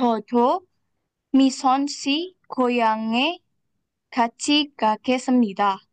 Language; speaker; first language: Korean; non-native, learner; Indonesian